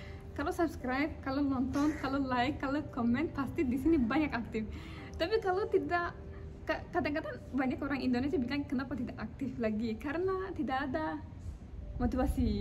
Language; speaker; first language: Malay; non-native, learner; Turkish